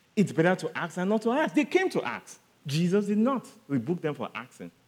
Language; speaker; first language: English; non-native, local second language; Yoruba